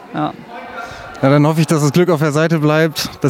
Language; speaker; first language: German; native; German